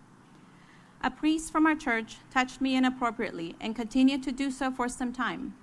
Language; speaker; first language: English; early bilingual, other home language; Spanish